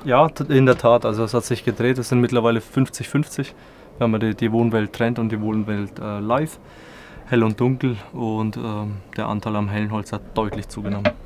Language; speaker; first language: German; native; German